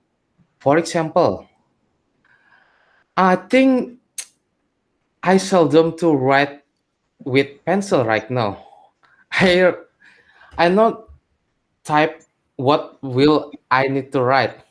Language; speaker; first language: English; non-native, learner; Indonesian